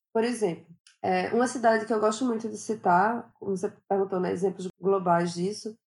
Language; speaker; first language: Portuguese; native; Portuguese